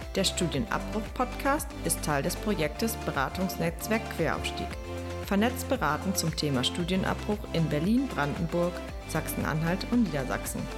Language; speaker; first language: German; native; German